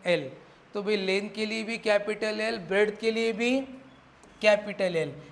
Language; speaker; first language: Hindi; non-native, local second language; Marathi